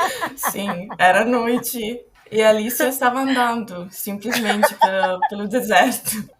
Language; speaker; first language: Portuguese; non-native, fluent; Italian